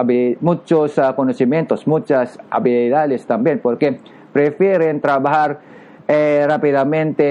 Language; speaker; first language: Spanish; non-native, learner; Japanese